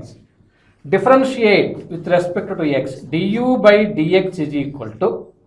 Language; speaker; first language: English; non-native, local second language; Telugu